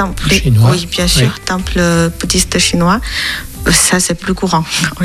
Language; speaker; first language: French; non-native, learner; Chinese